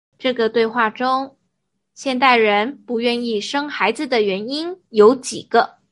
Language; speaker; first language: Chinese; native; Chinese